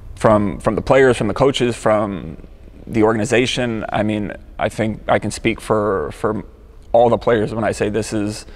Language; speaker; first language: English; native; English